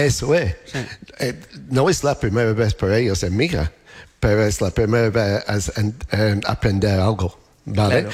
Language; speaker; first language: Spanish; non-native, learner; English